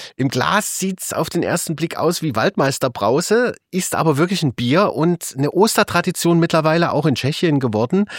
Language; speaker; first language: German; native; German